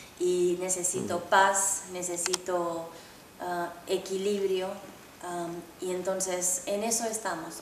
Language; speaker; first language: Spanish; non-native, fluent; Finnish